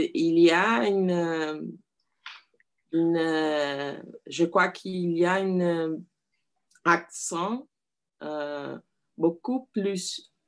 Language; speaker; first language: French; non-native, learner; Portuguese